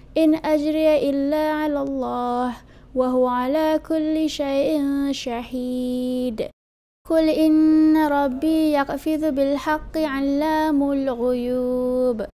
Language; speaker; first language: Arabic; non-native, learner; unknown